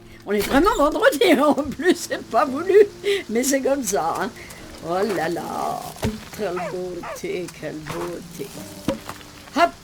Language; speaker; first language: French; native; French